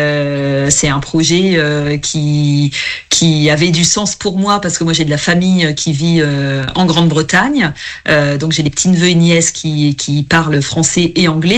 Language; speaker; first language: French; native; French